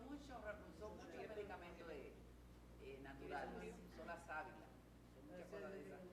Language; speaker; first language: Spanish; native; Spanish